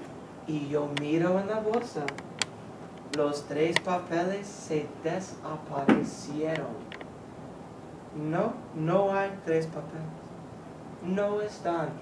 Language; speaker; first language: Spanish; non-native, fluent; English